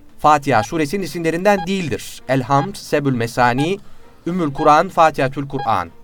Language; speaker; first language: Turkish; native; Turkish